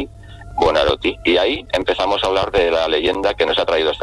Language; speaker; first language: Spanish; native; Spanish